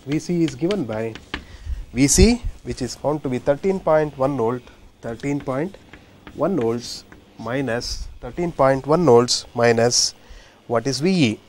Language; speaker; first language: English; non-native, local second language; Kannada